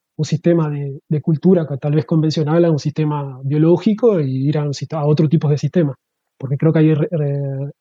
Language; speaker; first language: Spanish; native; Spanish